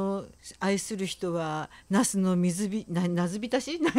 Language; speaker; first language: Japanese; native; Japanese